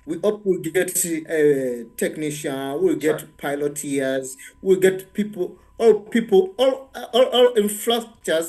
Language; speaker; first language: English; non-native, local second language; Swahili